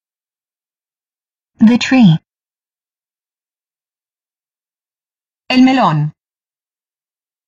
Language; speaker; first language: Spanish; early bilingual, heritage; Spanish